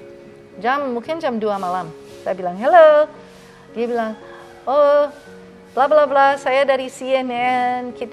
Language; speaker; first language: Indonesian; non-native, fluent; English